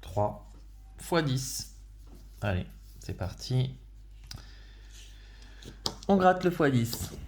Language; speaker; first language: French; native; French